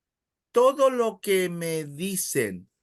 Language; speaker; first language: Spanish; non-native, fluent; English